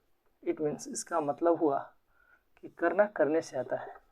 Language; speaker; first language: Hindi; native; Hindi